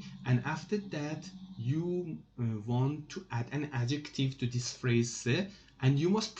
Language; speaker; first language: English; non-native, fluent; Persian